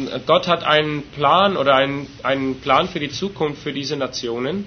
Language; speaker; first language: German; native; German